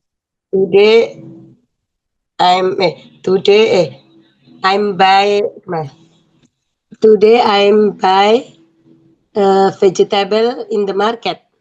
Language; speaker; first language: English; non-native, learner; Indonesian